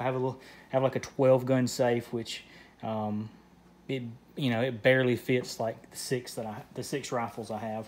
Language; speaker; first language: English; native; English